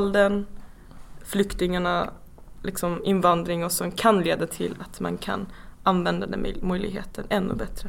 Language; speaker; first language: Swedish; non-native, fluent; Persian